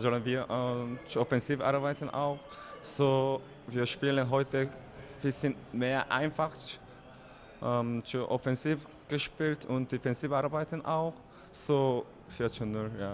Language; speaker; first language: German; non-native, learner; Korean